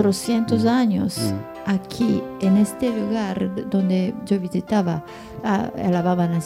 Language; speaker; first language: Spanish; non-native, fluent; Japanese